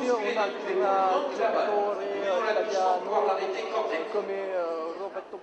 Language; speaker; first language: Italian; non-native, fluent; French